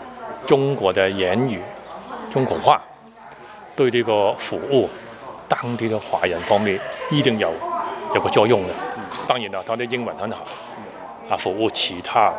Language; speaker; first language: Chinese; non-native, fluent; Cantonese